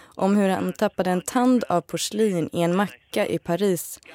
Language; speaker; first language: Swedish; native; Swedish